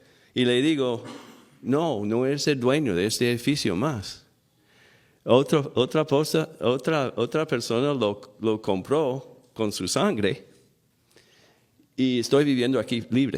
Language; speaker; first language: Spanish; non-native, fluent; English